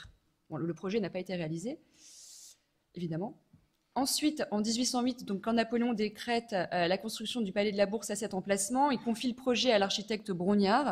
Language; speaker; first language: French; native; French